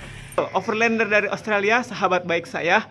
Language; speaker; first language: Indonesian; native; Indonesian